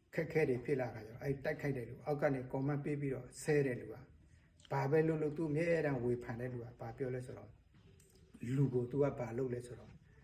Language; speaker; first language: Burmese; non-native, local second language; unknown